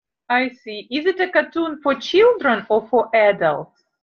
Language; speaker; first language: English; non-native, fluent; Russian